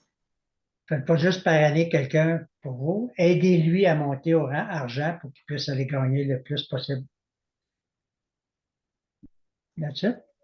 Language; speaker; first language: French; native; French